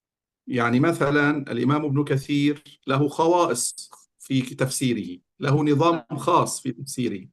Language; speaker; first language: Arabic; native; Arabic